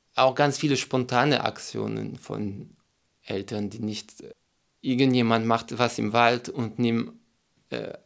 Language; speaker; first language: German; non-native, fluent; French